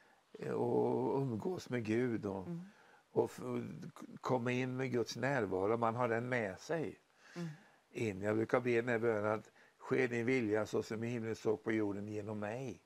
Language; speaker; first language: Swedish; native; Swedish